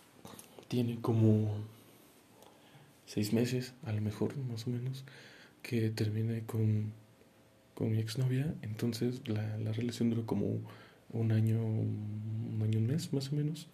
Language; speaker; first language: Spanish; native; Spanish